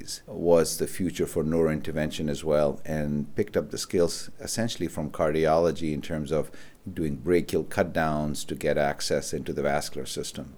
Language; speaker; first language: English; non-native, local second language; Urdu